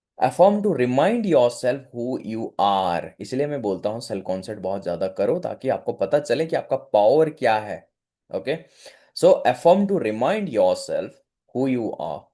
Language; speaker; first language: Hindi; non-native, local second language; Odia